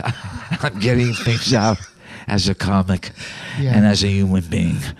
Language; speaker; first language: English; native; English